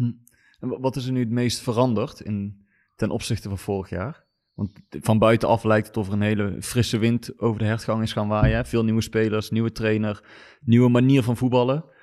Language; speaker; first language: Dutch; native; Dutch